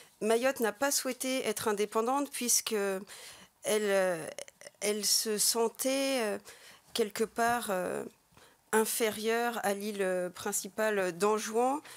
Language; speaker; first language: French; native; French